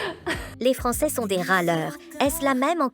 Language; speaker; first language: French; native; French